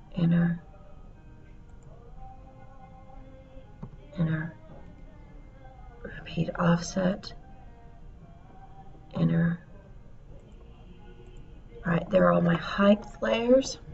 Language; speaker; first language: English; native; English